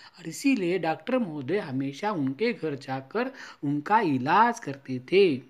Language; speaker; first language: Hindi; non-native, local second language; Marathi